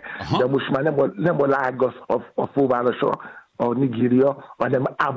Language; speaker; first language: Hungarian; non-native, fluent; Yoruba